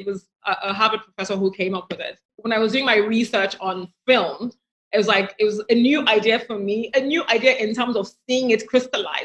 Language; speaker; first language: English; non-native, local second language; Igbo